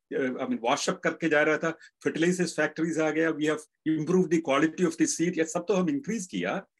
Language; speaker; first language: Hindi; non-native, local second language; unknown